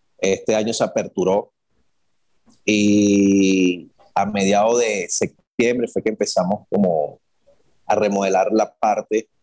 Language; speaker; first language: Spanish; native; Spanish